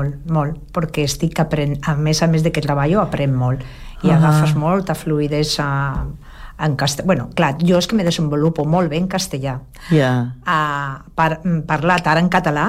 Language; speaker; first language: Catalan; non-native, local second language; Spanish